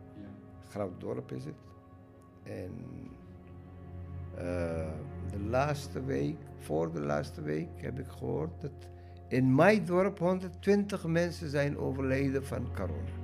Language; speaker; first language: Dutch; non-native, learner; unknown